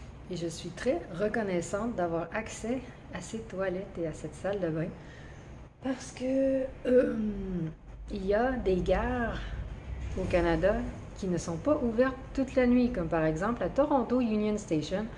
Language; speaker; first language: French; native; French